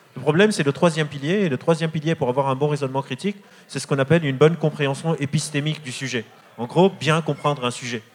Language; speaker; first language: French; non-native, local second language; Arabic